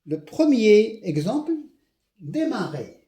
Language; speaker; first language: French; non-native, local second language; Arabic